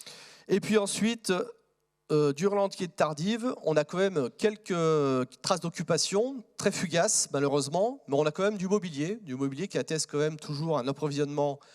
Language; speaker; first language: French; native; French